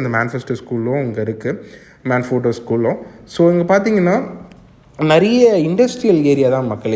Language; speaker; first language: Tamil; native; Tamil